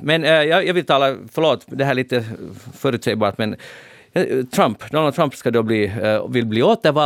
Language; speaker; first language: Swedish; native; Swedish